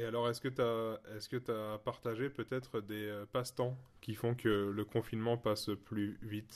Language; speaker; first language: French; native; French